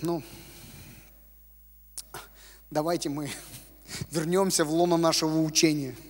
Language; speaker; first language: Russian; native; Russian